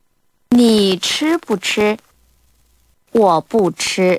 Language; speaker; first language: Chinese; non-native, learner; Korean